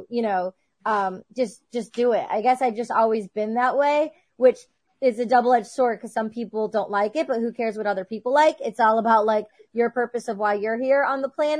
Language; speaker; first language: English; native; English